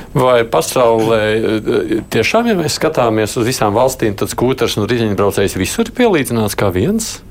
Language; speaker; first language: Latvian; native; Latvian